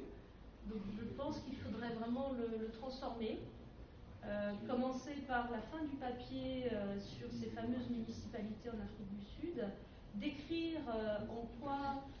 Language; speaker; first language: French; native; French